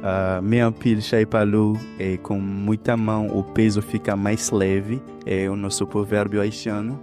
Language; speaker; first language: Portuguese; non-native, fluent; Haitian Creole